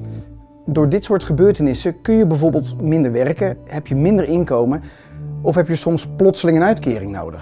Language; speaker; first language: Dutch; native; Dutch